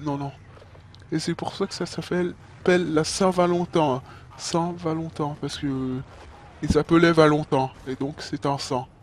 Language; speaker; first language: French; native; French